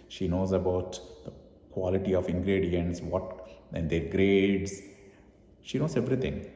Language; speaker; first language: English; non-native, local second language; Telugu